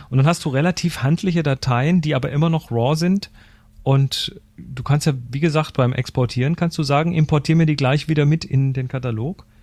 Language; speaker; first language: German; native; German